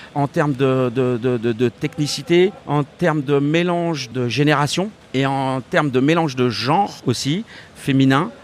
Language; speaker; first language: French; native; French